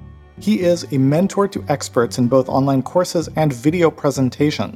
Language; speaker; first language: English; native; English